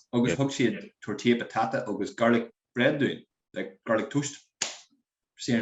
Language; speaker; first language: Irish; non-native, local second language; English